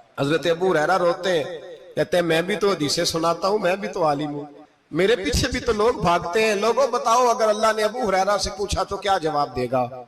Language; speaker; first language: Urdu; non-native, local second language; Punjabi